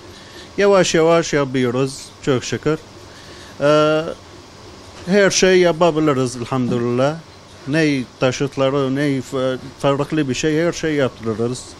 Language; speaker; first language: Turkish; non-native, learner; Arabic